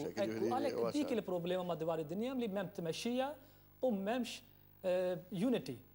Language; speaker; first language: Maltese; non-native, fluent; Urdu